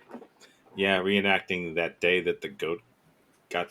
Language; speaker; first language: English; native; English